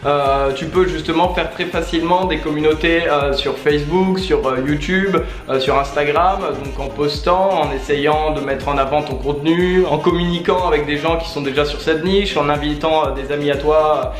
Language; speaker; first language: French; native; French